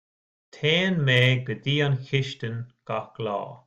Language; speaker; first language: Irish; non-native, learner; English